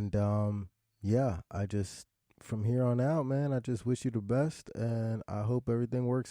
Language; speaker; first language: English; native; English